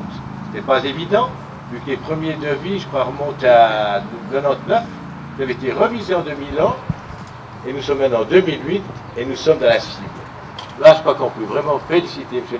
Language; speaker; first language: French; native; French